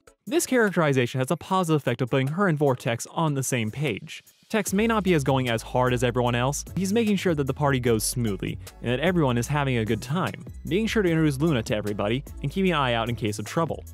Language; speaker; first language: English; native; English